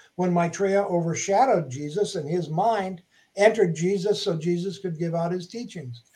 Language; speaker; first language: English; native; English